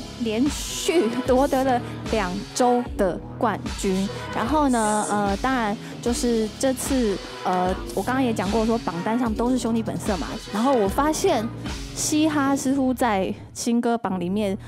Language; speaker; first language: Chinese; native; Chinese